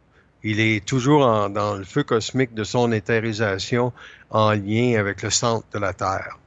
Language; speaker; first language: French; native; French